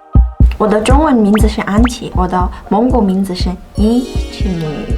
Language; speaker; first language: Chinese; non-native, fluent; Mongolian